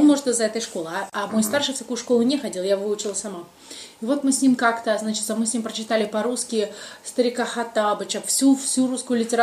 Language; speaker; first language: Russian; native; Russian